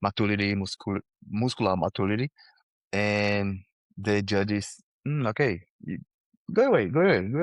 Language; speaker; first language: English; non-native, learner; Portuguese